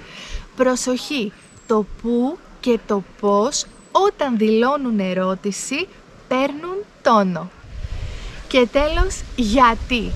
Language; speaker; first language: Greek; native; Greek